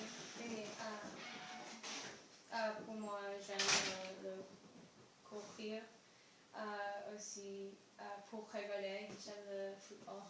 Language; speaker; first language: French; non-native, learner; English